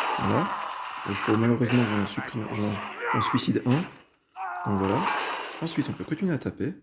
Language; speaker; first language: French; native; French